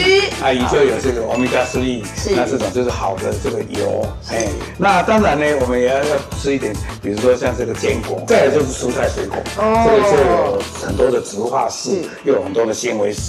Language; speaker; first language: Chinese; native; Chinese